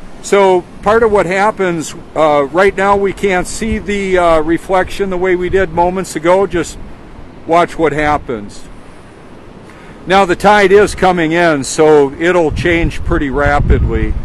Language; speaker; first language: English; native; English